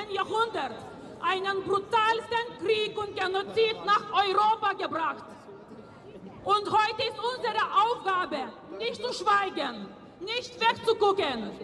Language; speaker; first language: German; non-native, fluent; Lithuanian